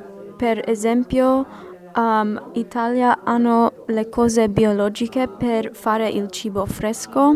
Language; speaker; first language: Italian; non-native, learner; English